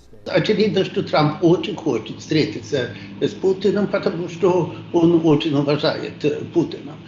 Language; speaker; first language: Russian; non-native, fluent; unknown